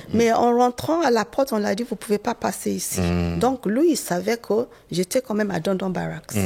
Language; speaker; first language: French; non-native, fluent; Yoruba